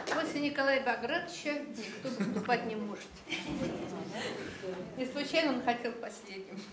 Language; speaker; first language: Russian; native; Russian